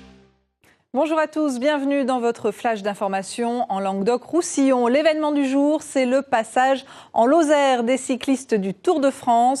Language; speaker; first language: French; native; French